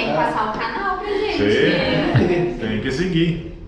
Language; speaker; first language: Spanish; non-native, learner; Portuguese